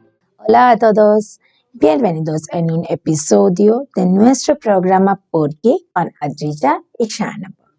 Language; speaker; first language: Spanish; non-native, learner; Bangla